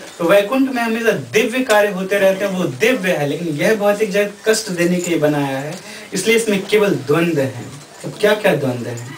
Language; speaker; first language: Hindi; native; Hindi